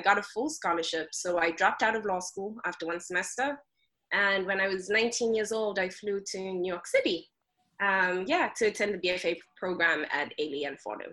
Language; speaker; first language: English; non-native, local second language; Xhosa